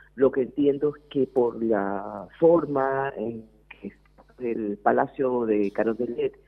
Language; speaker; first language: Spanish; native; Spanish